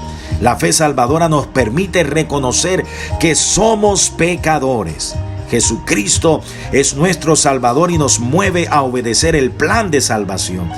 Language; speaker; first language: Spanish; native; Spanish